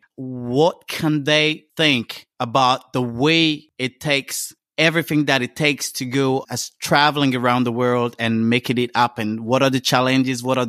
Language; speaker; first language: English; non-native, fluent; French